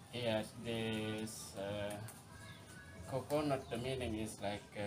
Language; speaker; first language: English; non-native, learner; Indonesian